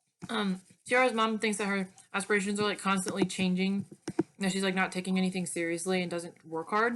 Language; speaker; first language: English; native; English